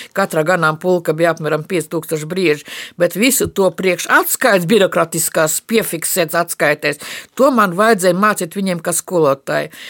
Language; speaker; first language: Latvian; non-native, local second language; Russian